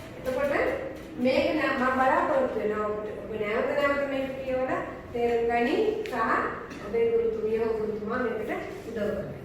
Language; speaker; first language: Sinhala; native; Sinhala